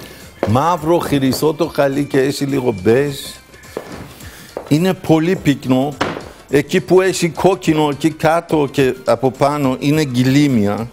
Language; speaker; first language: Greek; non-native, learner; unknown